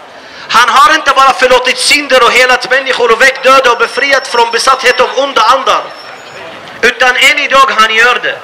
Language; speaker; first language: Swedish; non-native, fluent; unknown